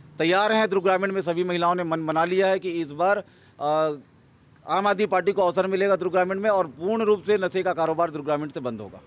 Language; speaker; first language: Hindi; native; Hindi